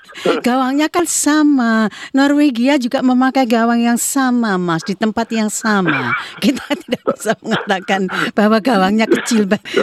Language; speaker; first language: Indonesian; native; Indonesian